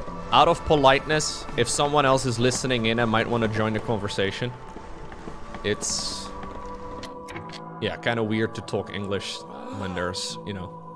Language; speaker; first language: English; non-native, fluent; Dutch